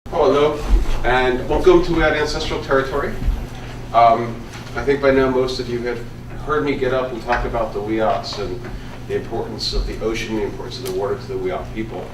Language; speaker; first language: English; native; English